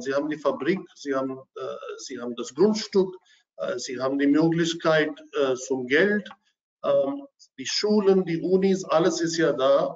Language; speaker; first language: German; non-native, fluent; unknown